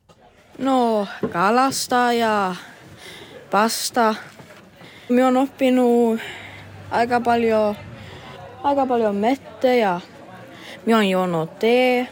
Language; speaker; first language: Finnish; non-native, local second language; Swedish